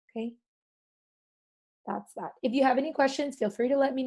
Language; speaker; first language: English; native; English